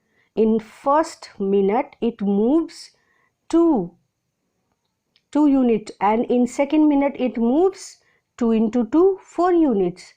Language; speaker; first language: English; non-native, local second language; Hindi